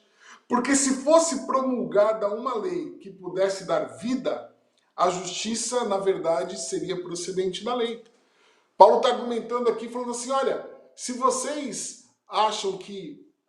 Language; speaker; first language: Portuguese; native; Portuguese